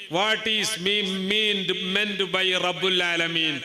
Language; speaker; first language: English; non-native, local second language; Malayalam